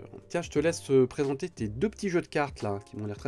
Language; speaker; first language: French; native; French